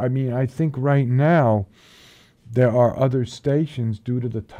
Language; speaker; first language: English; native; English